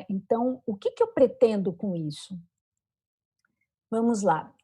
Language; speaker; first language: Portuguese; native; Portuguese